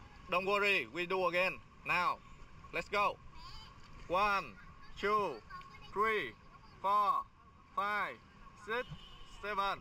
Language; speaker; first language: English; non-native, learner; Vietnamese